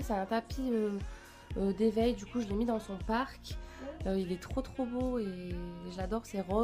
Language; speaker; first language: French; native; French